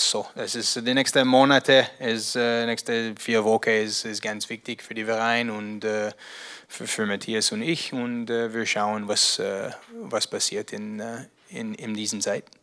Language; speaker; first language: German; non-native, learner; English